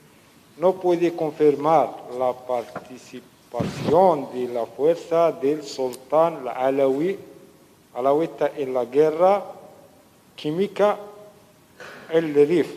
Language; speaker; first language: Spanish; non-native, learner; Riffian